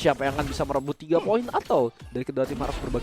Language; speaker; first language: Indonesian; native; Indonesian